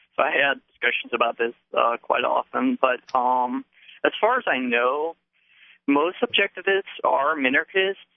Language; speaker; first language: English; non-native, fluent; Dutch